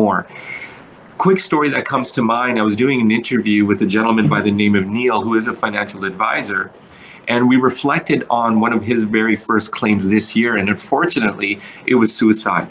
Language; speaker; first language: English; early bilingual, other home language; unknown